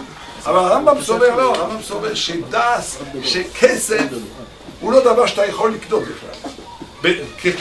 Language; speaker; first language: Hebrew; non-native, fluent; French